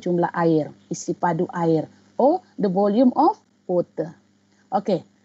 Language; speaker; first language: English; non-native, local second language; Malay